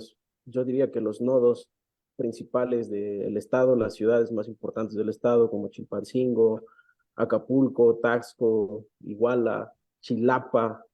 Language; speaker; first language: Spanish; native; Spanish